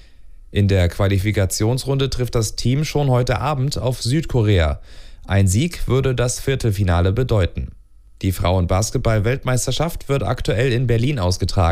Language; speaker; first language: German; native; German